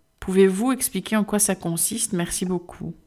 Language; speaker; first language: French; native; French